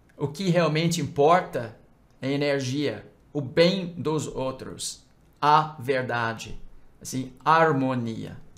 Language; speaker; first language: Portuguese; non-native, fluent; English